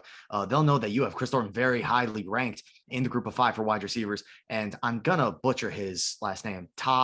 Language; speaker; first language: English; native; English